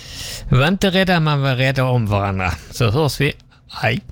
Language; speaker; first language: Swedish; native; Swedish